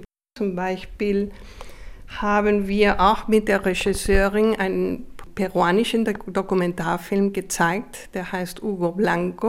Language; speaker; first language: German; non-native, fluent; Spanish